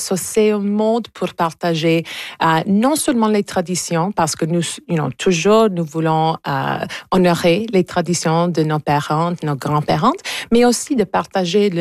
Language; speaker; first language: French; non-native, local second language; English